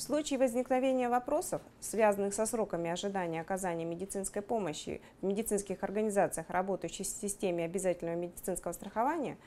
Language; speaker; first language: Russian; native; Russian